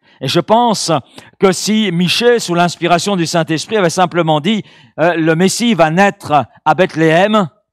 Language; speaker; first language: French; native; French